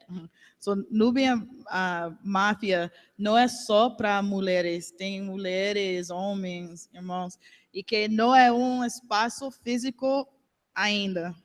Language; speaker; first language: Portuguese; non-native, learner; English